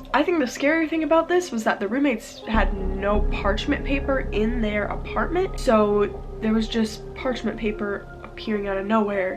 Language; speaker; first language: English; native; English